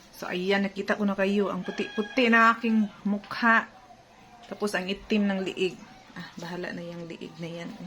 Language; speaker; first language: Filipino; non-native, local second language; Cebuano